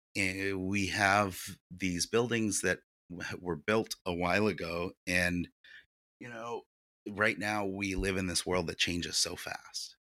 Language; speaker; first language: English; early bilingual, other home language; Russian